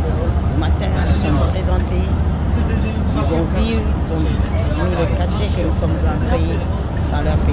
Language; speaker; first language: French; non-native, local second language; Lingala